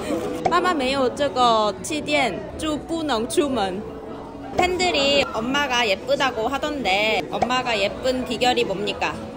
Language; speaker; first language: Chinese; non-native, fluent; Korean